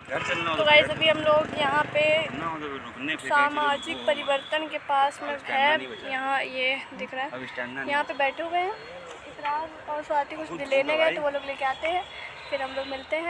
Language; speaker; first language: Hindi; native; Hindi